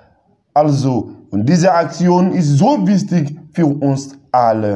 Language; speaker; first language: German; non-native, learner; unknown